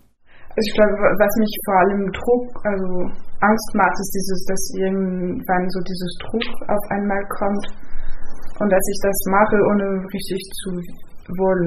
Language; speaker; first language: German; non-native, fluent; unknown